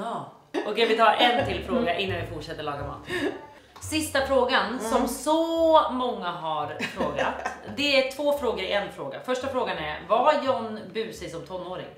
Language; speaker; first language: Swedish; native; Swedish